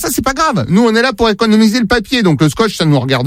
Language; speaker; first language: French; native; French